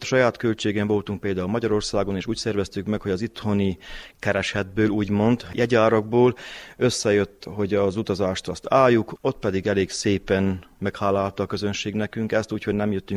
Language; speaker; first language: Hungarian; native; Hungarian